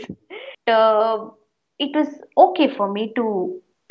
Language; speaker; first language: English; non-native, local second language; Tamil